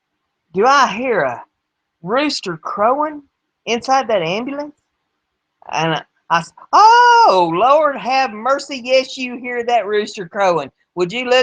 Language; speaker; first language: English; native; English